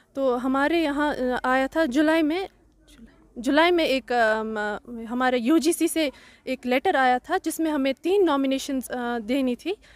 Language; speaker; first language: Hindi; non-native, local second language; Kashmiri